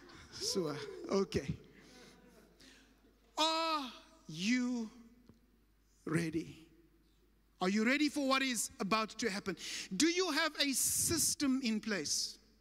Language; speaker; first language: English; native; English